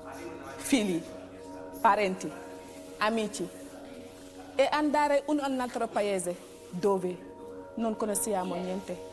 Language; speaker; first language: Italian; non-native, learner; Wolof